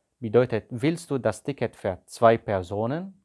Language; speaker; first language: German; non-native, fluent; Arabic